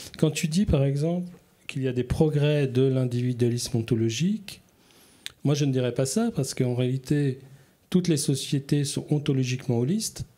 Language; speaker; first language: French; native; French